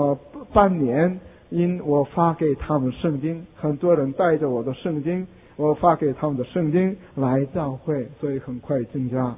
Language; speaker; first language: Chinese; non-native, fluent; Korean